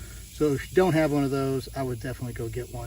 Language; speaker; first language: English; native; English